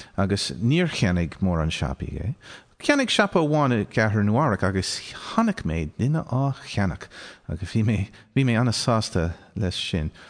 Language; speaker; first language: Irish; native; Irish